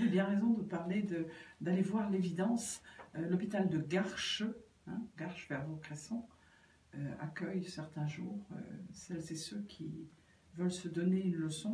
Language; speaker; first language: French; native; French